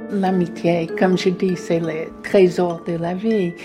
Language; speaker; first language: French; non-native, fluent; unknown